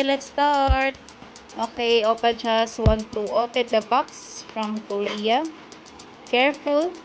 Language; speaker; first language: English; non-native, local second language; Filipino